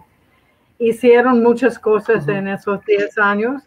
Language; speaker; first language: Spanish; non-native, fluent; English